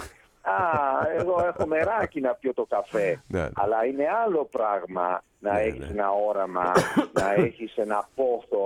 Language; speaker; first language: Greek; non-native, fluent; Italian